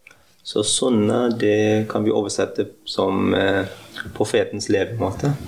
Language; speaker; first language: Norwegian; early bilingual, heritage; Norwegian